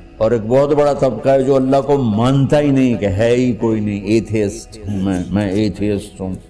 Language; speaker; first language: Urdu; non-native, local second language; Punjabi